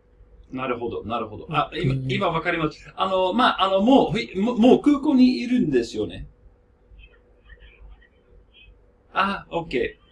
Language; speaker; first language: Japanese; non-native, learner; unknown